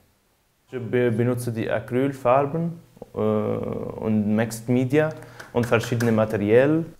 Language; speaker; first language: German; non-native, learner; Arabic